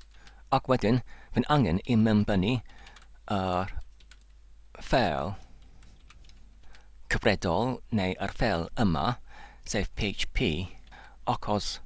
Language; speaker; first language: Welsh; non-native, learner; English